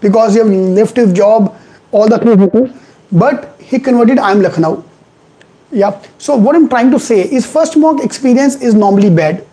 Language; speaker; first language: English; non-native, local second language; Hindi